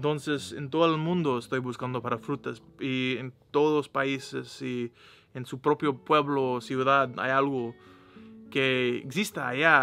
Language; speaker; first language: Spanish; non-native, learner; English